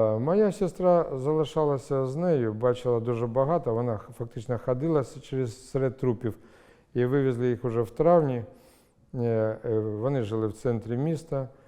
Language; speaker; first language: Ukrainian; non-native, local second language; Russian